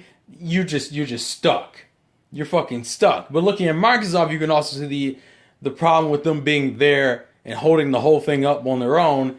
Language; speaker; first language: English; native; English